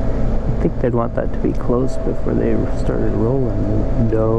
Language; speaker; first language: English; native; English